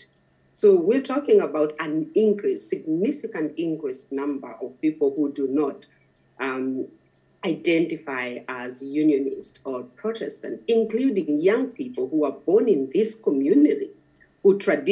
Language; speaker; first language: English; non-native, local second language; Masai